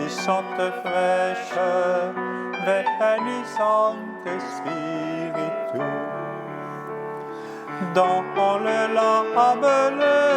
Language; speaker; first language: French; native; French